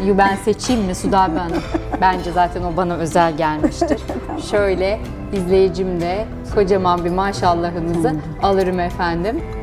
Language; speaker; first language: Turkish; native; Turkish